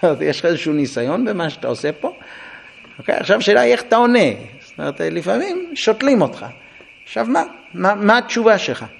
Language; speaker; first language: Hebrew; non-native, fluent; English